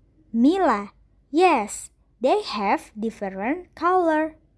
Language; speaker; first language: English; non-native, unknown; Indonesian